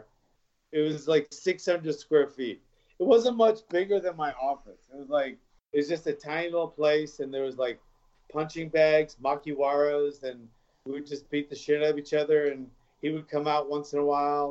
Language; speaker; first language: English; native; English